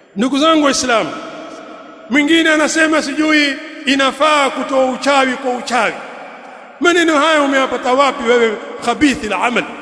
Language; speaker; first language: Swahili; native; Swahili